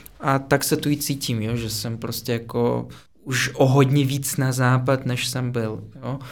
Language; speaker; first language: Czech; non-native, fluent; Russian